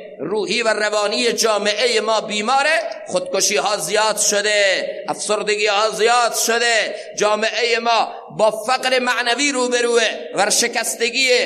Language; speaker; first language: Persian; non-native, local second language; Central Kurdish